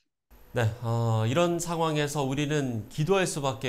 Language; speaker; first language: Korean; native; Korean